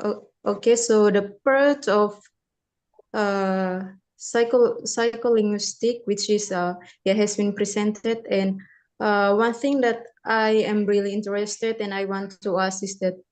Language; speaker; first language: English; non-native, fluent; Indonesian